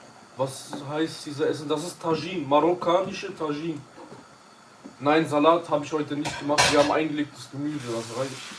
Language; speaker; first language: German; early bilingual, other home language; Kurdish